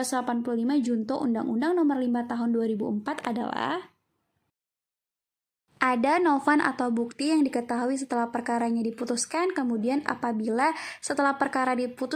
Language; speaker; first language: Indonesian; native; Indonesian